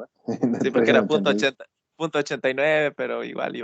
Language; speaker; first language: Spanish; native; Spanish